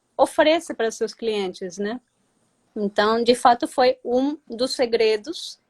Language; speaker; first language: Portuguese; non-native, fluent; Spanish